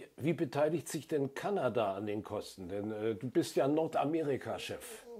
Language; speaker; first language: German; native; German